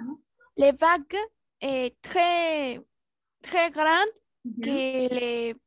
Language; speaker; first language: French; non-native, learner; Spanish